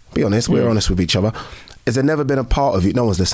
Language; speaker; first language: English; native; English